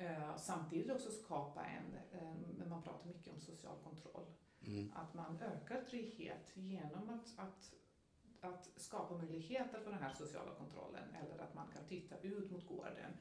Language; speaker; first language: Swedish; non-native, fluent; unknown